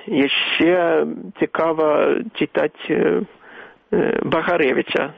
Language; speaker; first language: Belarusian; non-native, fluent; Swedish